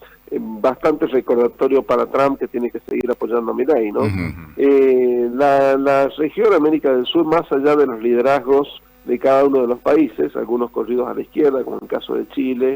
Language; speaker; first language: Spanish; native; Spanish